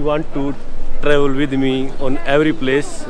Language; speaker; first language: English; non-native, learner; Hindi